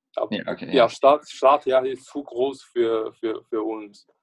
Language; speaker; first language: German; non-native, learner; Chinese